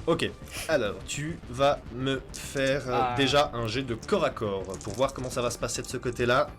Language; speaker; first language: French; native; French